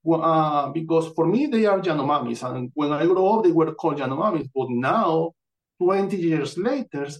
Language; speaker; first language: English; non-native, fluent; Spanish